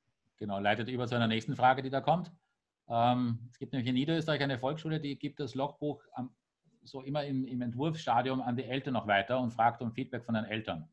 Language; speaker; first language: German; native; German